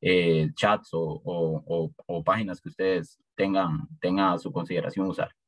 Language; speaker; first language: Spanish; native; Spanish